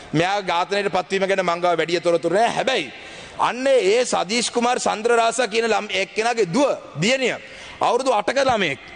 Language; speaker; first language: Sinhala; non-native, local second language; Tamil